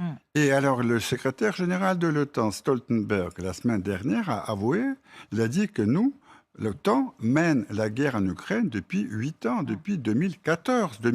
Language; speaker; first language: French; non-native, fluent; Russian